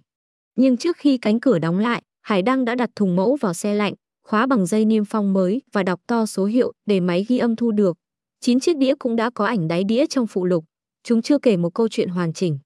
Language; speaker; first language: Vietnamese; native; Vietnamese